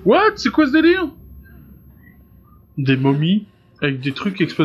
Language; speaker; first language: French; native; French